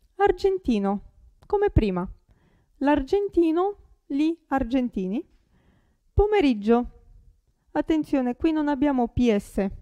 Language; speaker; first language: Italian; non-native, fluent; Romanian